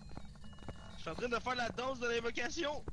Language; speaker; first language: French; native; French